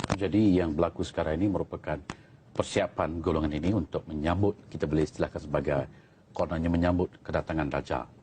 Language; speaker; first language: Malay; native; Malay